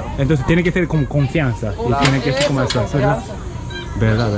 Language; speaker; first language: Spanish; non-native, learner; Japanese